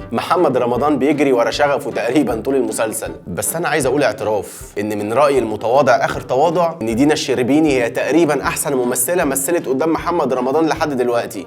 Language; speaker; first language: Arabic; native; Arabic